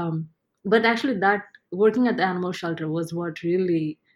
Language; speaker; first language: English; non-native, local second language; Gujarati